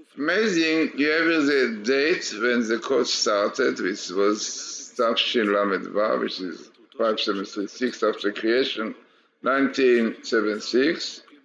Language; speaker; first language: English; non-native, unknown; Hebrew